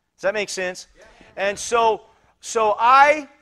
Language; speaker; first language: English; native; English